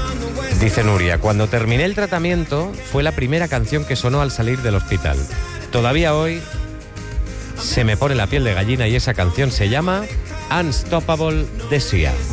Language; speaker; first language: Spanish; native; Spanish